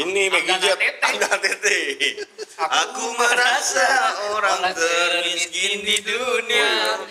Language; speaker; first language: Indonesian; native; Indonesian